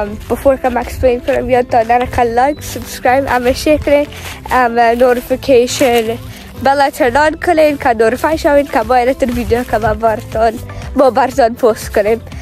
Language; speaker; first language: Persian; early bilingual, heritage; Persian